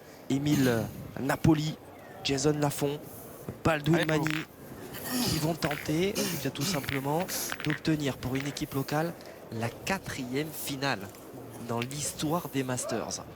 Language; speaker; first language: French; native; French